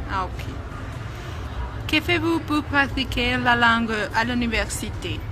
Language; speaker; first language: French; non-native, fluent; Spanish